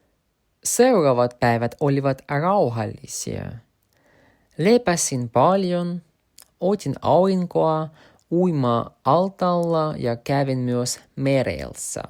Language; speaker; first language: Finnish; non-native, learner; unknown